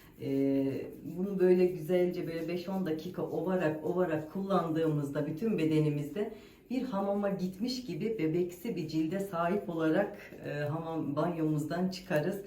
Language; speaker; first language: Turkish; native; Turkish